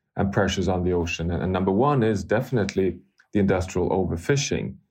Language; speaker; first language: English; non-native, fluent; Swedish